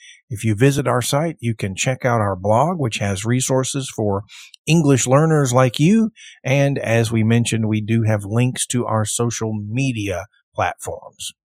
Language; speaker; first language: English; native; English